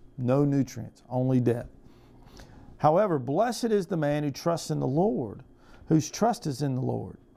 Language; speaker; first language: English; native; English